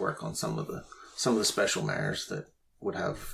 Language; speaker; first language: English; native; English